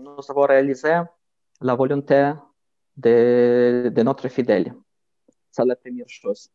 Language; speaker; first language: French; non-native, fluent; Ukrainian